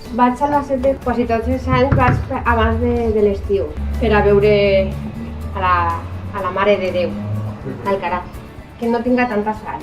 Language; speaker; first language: Catalan; non-native, local second language; Spanish